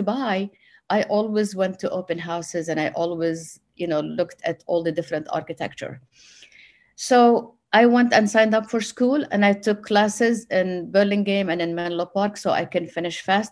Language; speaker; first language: English; non-native, fluent; Arabic